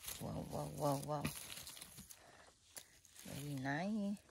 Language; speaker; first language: English; non-native, learner; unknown